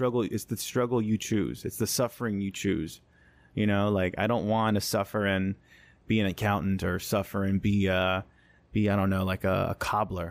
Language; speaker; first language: English; native; English